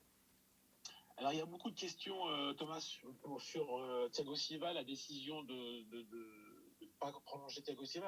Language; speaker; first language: French; native; French